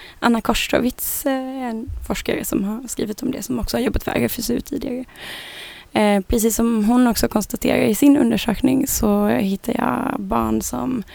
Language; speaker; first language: Swedish; native; Swedish